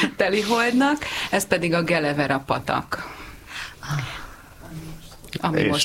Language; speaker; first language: Hungarian; native; Hungarian